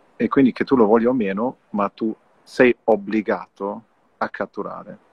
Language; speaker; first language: Italian; non-native, fluent; German